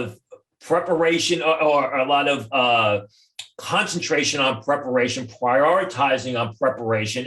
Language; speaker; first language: English; native; English